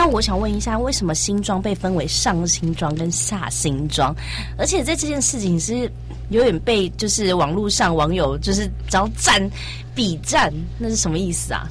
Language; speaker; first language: Chinese; native; Chinese